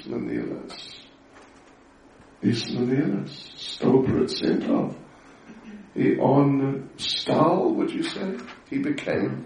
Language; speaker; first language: Russian; non-native, learner; English